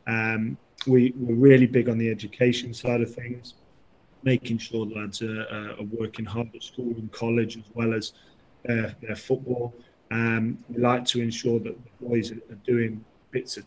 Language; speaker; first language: English; native; English